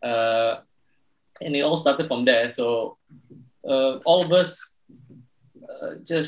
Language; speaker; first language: English; non-native, local second language; Malay